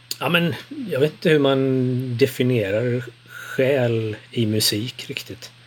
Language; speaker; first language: Swedish; early bilingual, other home language; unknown